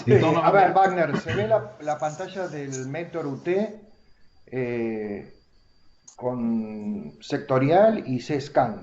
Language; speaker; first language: Spanish; native; Spanish